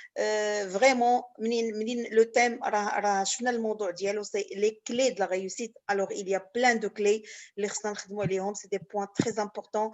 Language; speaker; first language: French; non-native, local second language; Arabic